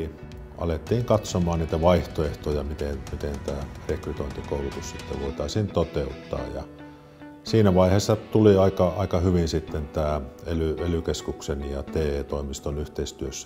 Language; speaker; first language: Finnish; native; Finnish